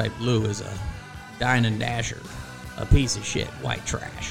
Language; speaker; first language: English; native; English